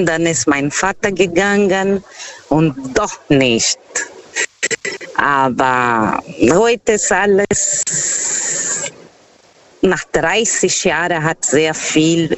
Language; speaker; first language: German; non-native, fluent; Portuguese